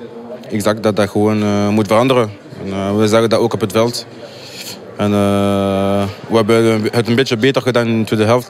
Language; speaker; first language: Dutch; non-native, local second language; French